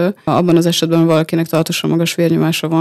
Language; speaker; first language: Hungarian; native; Hungarian